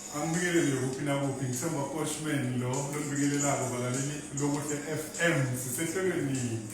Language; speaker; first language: Zulu; non-native, local second language; Swati